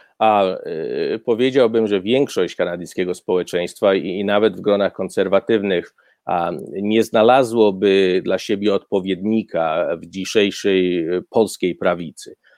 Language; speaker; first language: Polish; native; Polish